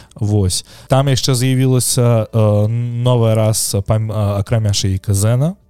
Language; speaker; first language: Belarusian; non-native, local second language; Russian